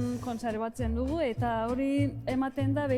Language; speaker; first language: Basque; non-native, learner; Turkish